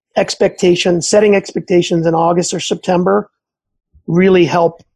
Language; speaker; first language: English; native; English